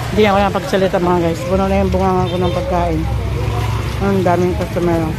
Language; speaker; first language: Filipino; non-native, local second language; Waray